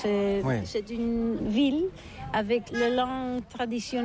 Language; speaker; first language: French; non-native, learner; Catalan